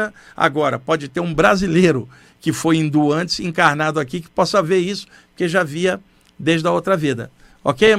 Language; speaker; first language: Portuguese; native; Portuguese